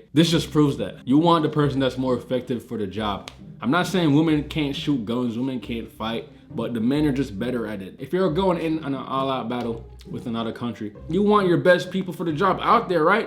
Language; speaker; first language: English; native; English